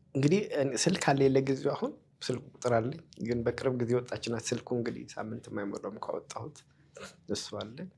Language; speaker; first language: Amharic; native; Amharic